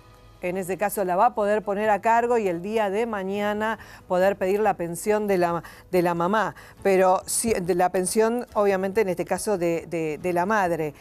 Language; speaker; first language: Spanish; native; Spanish